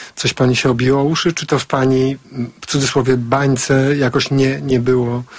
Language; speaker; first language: Polish; native; Polish